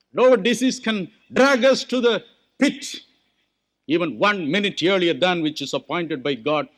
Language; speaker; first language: English; non-native, local second language; Tamil